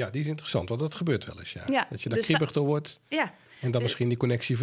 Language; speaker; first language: Dutch; native; Dutch